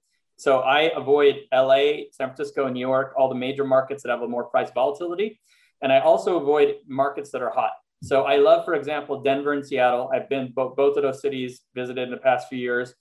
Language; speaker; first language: English; native; English